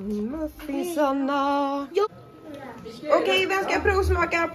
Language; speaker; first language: Swedish; native; Swedish